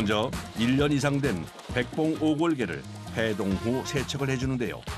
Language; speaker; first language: Korean; native; Korean